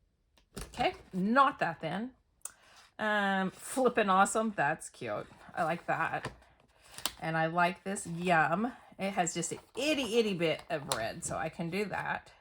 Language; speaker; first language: English; native; English